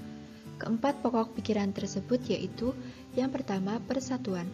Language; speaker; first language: Indonesian; native; Indonesian